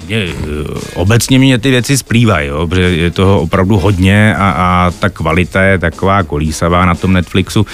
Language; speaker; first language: Czech; native; Czech